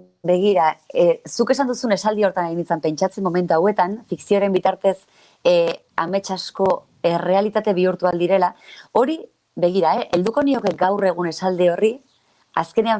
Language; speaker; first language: Basque; native; Basque